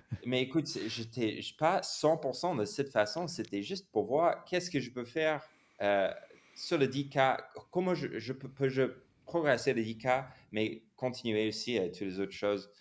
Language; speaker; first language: French; non-native, fluent; English